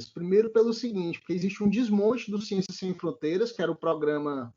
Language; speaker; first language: Portuguese; native; Portuguese